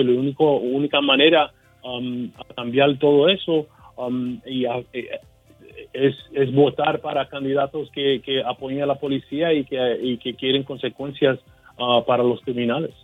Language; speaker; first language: Spanish; early bilingual, heritage; Spanish